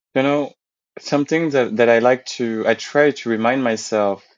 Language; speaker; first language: English; early bilingual, other home language; French